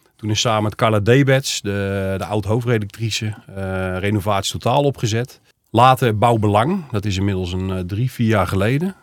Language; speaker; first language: Dutch; native; Dutch